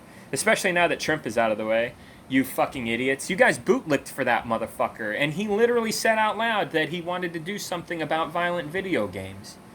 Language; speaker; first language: English; native; English